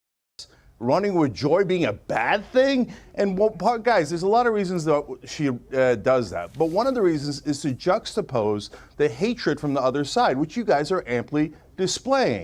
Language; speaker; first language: English; native; English